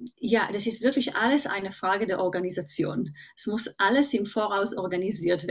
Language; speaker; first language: German; non-native, fluent; Hebrew